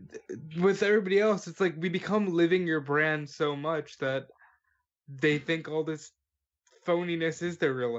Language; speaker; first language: English; native; English